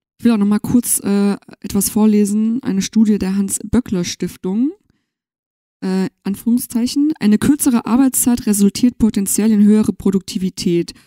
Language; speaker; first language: German; native; German